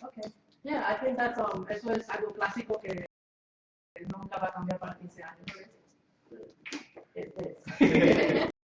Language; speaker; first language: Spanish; early bilingual, heritage; Spanish